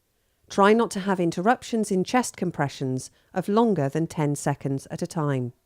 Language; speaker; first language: English; native; English